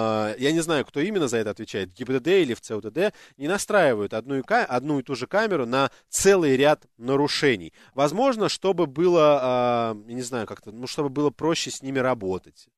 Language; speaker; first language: Russian; native; Russian